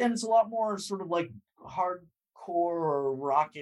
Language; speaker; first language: English; native; English